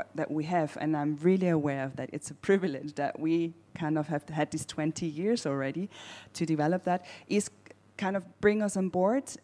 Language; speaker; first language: English; non-native, fluent; German